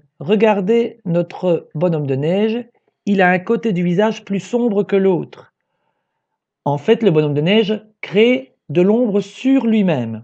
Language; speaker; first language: French; native; French